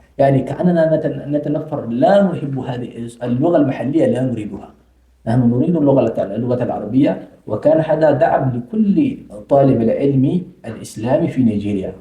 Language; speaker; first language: Arabic; non-native, fluent; Fula